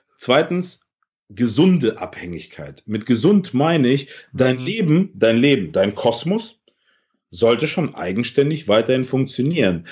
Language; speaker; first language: German; early bilingual, other home language; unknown